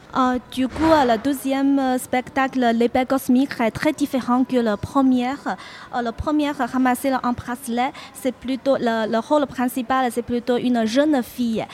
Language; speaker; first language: French; non-native, fluent; Chinese